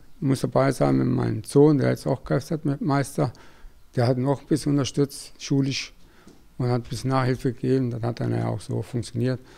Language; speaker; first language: German; early bilingual, other home language; Spanish